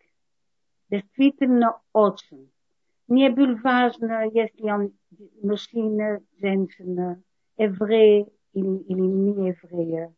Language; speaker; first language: Russian; non-native, learner; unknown